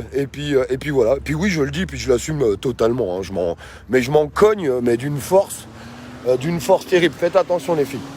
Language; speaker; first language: French; native; French